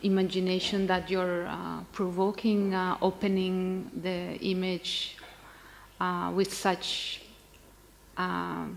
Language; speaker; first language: English; non-native, fluent; Catalan